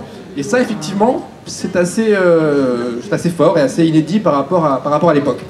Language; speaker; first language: French; native; French